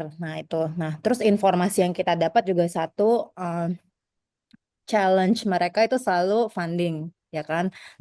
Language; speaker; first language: Indonesian; native; Indonesian